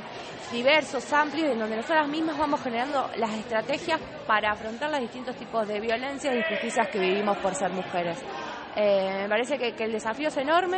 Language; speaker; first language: Spanish; native; Spanish